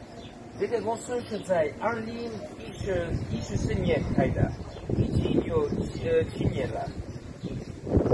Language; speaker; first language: Chinese; non-native, fluent; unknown